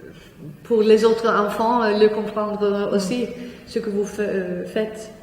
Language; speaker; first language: French; non-native, fluent; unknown